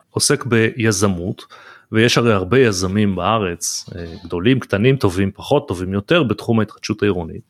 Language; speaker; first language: Hebrew; native; Hebrew